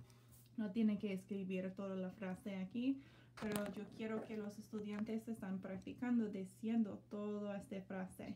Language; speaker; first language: Spanish; non-native, learner; English